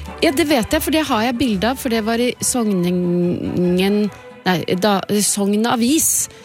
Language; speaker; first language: Norwegian; native; Norwegian